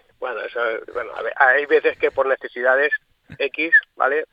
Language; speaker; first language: Spanish; native; Spanish